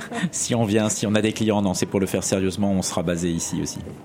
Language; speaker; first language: French; native; French